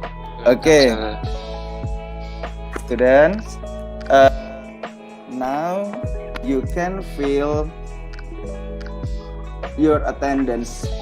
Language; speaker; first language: English; non-native, learner; Indonesian